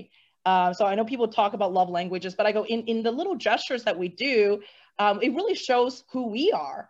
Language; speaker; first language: English; native; English